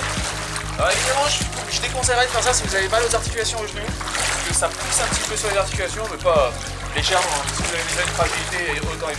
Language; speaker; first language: French; native; French